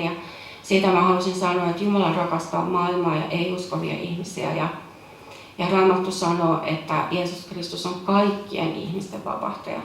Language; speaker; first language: Finnish; native; Finnish